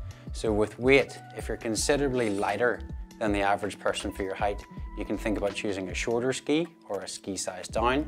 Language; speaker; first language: English; native; English